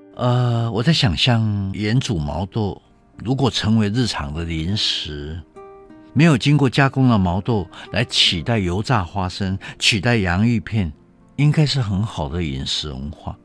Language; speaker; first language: Chinese; native; Chinese